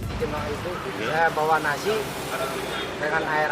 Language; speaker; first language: Indonesian; non-native, local second language; Sasak